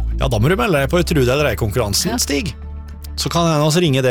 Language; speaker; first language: Norwegian; native; Norwegian